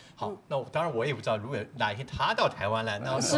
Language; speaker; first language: Chinese; native; Chinese